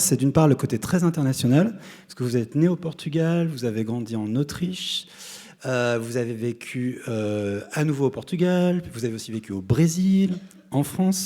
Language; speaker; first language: French; native; French